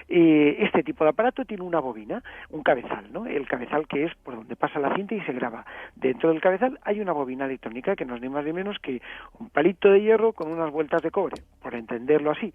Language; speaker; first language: Spanish; native; Spanish